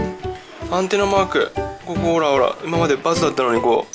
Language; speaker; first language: Japanese; native; Japanese